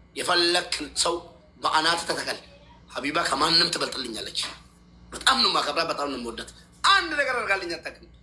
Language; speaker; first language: Amharic; native; Amharic